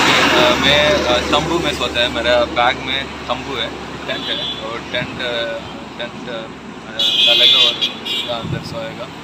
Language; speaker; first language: Hindi; non-native, local second language; Malayalam